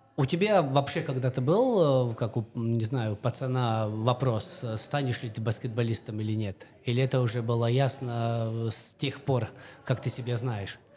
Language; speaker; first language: Russian; non-native, local second language; Latvian